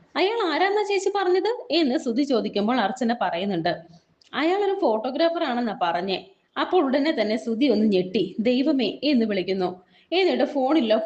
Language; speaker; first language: Malayalam; native; Malayalam